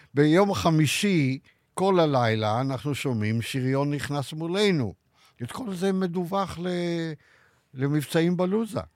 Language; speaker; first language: Hebrew; native; Hebrew